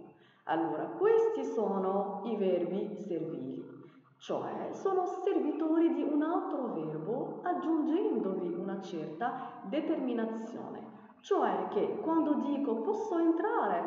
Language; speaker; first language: Italian; non-native, fluent; Arabic